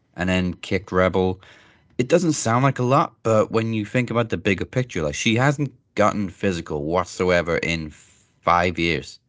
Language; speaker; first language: English; native; English